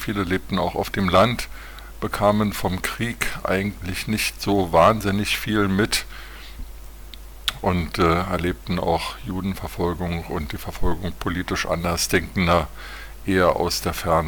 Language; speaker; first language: German; native; German